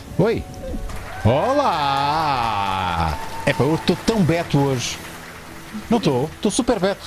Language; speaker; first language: Portuguese; native; Portuguese